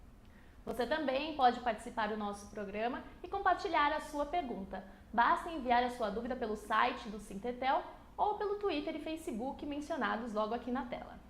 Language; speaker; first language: Portuguese; native; Portuguese